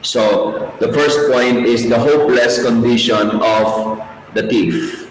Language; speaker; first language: English; non-native, local second language; Filipino